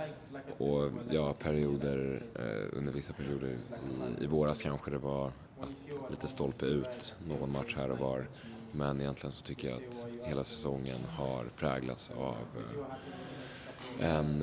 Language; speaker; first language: Swedish; native; Swedish